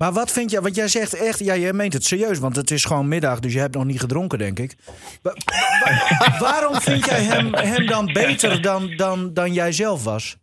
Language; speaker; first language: Dutch; native; Dutch